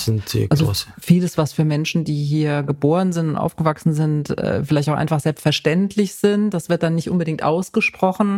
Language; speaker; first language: German; native; German